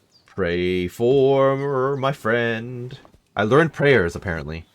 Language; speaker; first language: English; native; English